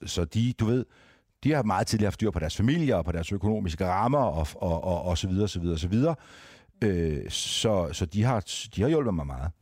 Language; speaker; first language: Danish; native; Danish